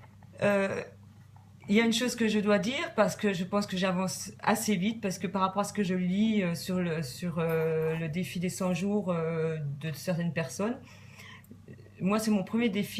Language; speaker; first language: French; native; French